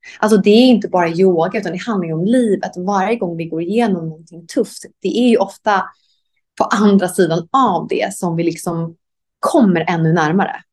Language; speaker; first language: Swedish; native; Swedish